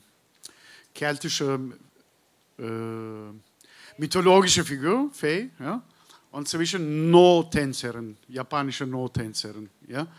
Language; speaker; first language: German; non-native, learner; Turkish